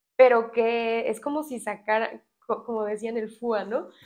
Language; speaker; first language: Spanish; native; Spanish